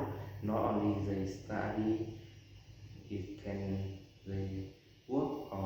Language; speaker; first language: English; non-native, learner; Vietnamese